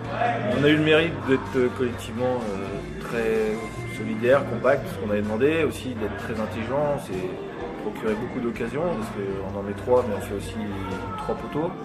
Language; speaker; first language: French; native; French